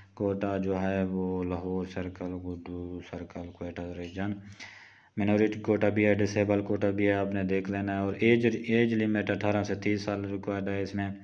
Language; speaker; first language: Urdu; non-native, local second language; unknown